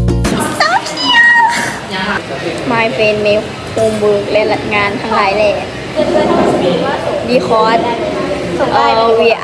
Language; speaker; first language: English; non-native, learner; Thai